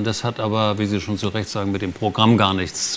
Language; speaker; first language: German; native; German